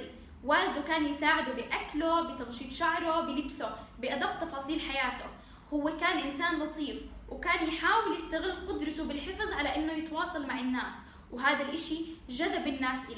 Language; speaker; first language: Arabic; native; Arabic